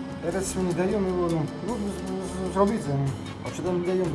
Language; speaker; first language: Polish; non-native, learner; Georgian